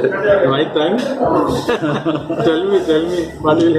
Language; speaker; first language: English; non-native, local second language; Malayalam